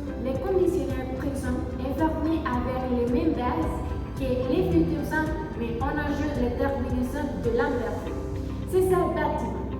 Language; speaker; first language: French; non-native, learner; Spanish